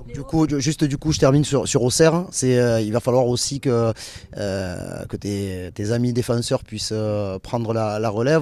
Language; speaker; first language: French; native; French